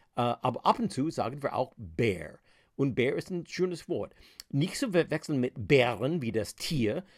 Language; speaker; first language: German; non-native, fluent; English